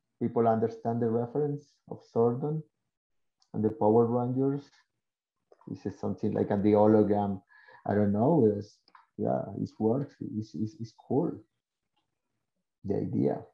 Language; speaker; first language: English; non-native, learner; Spanish